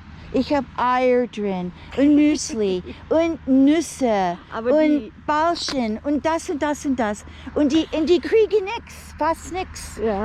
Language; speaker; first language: German; non-native, learner; English